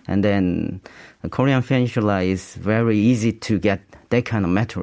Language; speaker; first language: English; non-native, learner; Korean